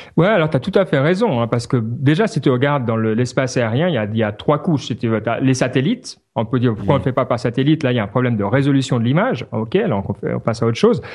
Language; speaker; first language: French; native; French